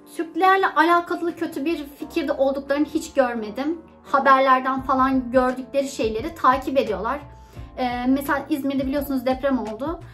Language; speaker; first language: Turkish; native; Turkish